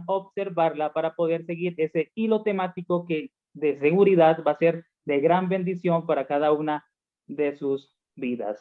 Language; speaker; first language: Spanish; native; Spanish